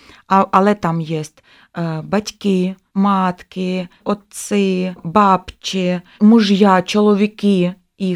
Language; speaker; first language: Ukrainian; non-native, local second language; Russian